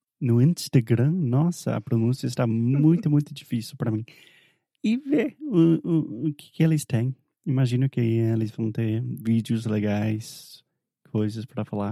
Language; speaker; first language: Portuguese; non-native, fluent; English